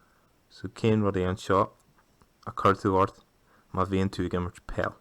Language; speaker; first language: Irish; non-native, local second language; English